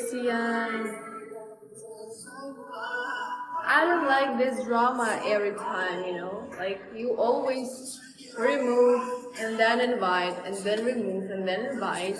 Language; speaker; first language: English; non-native, fluent; Russian